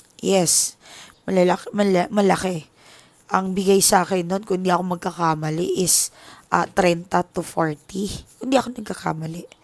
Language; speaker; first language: Filipino; non-native, local second language; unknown